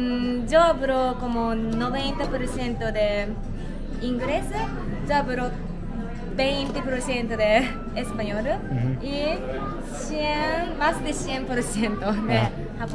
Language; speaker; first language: Spanish; non-native, learner; Japanese